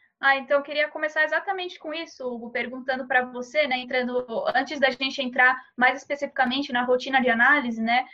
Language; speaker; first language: Portuguese; native; Portuguese